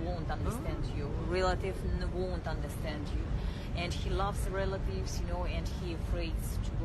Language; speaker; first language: English; non-native, learner; Russian